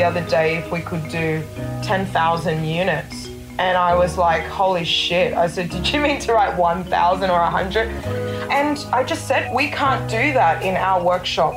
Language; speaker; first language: English; native; English